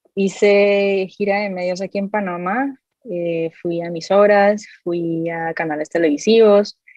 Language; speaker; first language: Spanish; native; Spanish